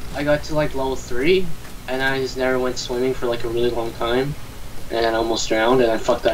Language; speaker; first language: English; native; English